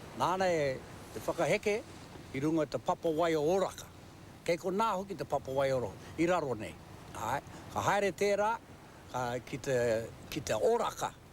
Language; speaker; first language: Māori; native; Māori